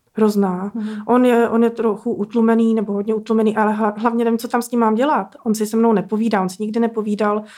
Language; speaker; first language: Czech; native; Czech